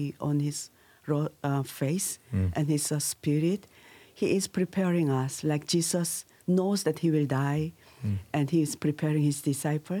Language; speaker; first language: English; non-native, learner; Korean